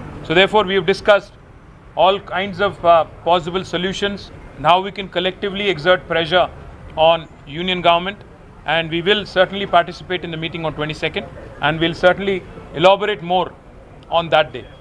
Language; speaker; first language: English; non-native, local second language; Telugu